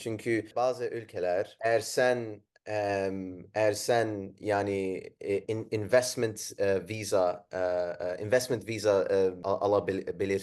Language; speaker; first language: Turkish; non-native, learner; Arabic